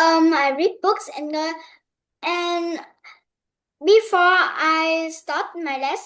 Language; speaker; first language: English; non-native, learner; Vietnamese